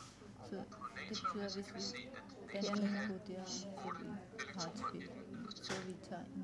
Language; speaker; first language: Danish; non-native, learner; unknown